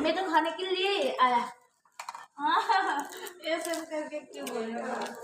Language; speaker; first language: Hindi; non-native, learner; Bangla